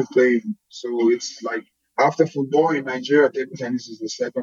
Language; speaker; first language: English; non-native, local second language; Yoruba